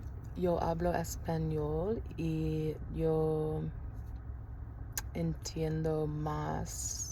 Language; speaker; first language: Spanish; non-native, learner; English